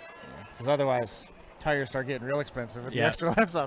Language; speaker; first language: English; native; English